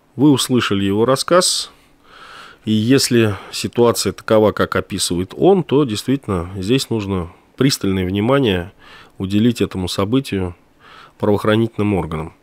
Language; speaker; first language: Russian; native; Russian